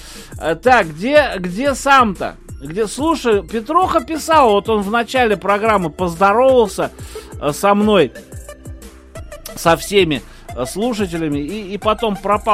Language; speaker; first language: Russian; native; Russian